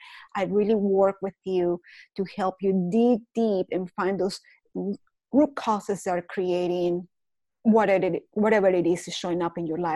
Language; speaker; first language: English; non-native, fluent; Spanish